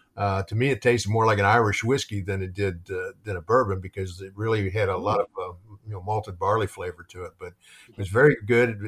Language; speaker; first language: English; native; English